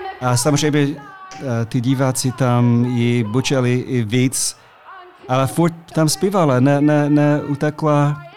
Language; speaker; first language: Czech; non-native, fluent; English